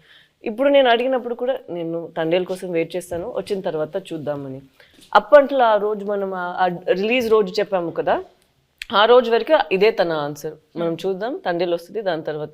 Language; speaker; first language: Telugu; non-native, fluent; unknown